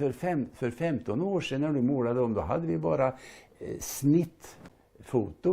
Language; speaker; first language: Swedish; native; Swedish